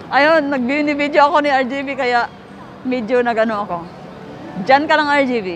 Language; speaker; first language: Filipino; native; Filipino